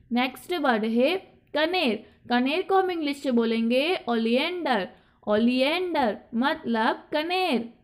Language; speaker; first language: Hindi; native; Hindi